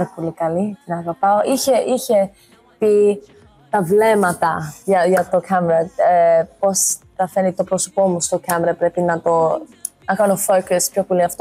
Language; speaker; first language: Greek; early bilingual, heritage; English